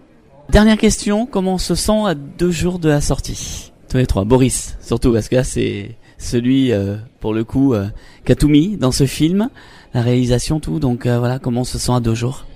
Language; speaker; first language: French; native; French